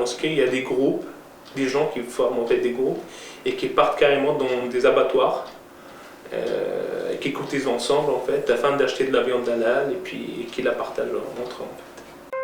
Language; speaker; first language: French; non-native, local second language; Arabic